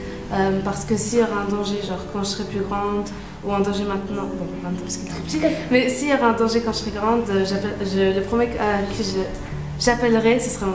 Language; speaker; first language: French; early bilingual, heritage; French